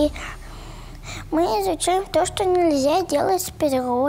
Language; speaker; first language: Russian; native; Russian